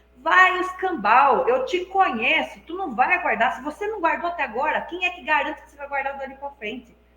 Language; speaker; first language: Portuguese; native; Portuguese